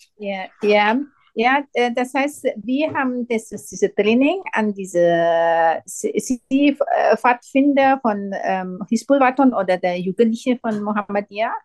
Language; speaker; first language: German; non-native, learner; Indonesian